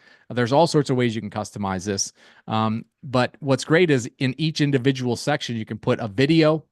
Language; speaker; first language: English; native; English